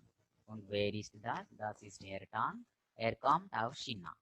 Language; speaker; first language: German; non-native, fluent; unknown